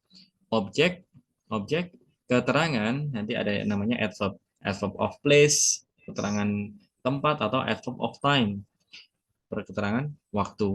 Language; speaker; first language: Indonesian; native; Indonesian